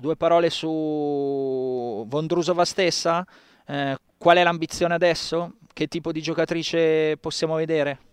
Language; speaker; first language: Italian; native; Italian